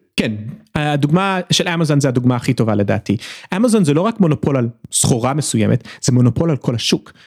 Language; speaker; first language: Hebrew; early bilingual, other home language; English